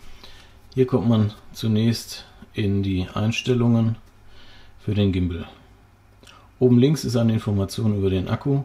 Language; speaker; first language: German; native; German